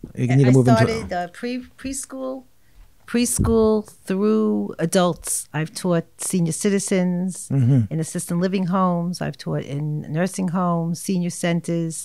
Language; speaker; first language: English; native; English